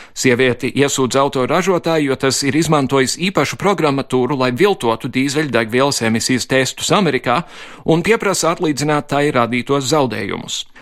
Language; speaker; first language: Latvian; early bilingual, heritage; Latvian